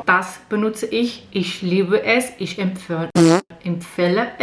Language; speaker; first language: German; non-native, learner; Portuguese